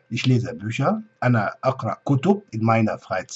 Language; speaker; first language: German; non-native, fluent; Arabic